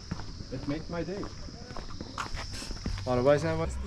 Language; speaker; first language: English; non-native, fluent; Dutch